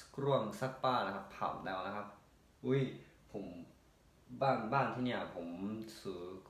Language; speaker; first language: Thai; native; Thai